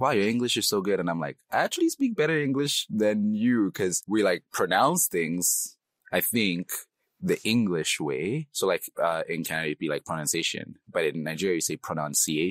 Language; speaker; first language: English; native; English